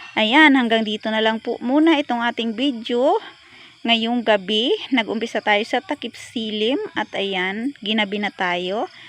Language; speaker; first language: Filipino; native; Filipino